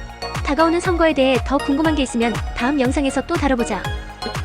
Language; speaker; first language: Korean; native; Korean